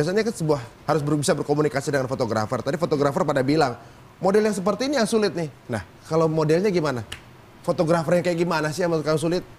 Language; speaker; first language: Indonesian; native; Indonesian